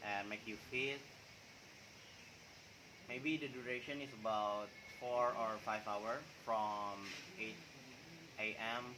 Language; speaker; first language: English; non-native, learner; Indonesian